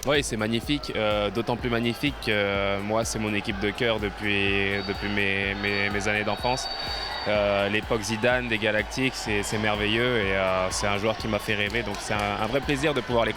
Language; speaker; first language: French; native; French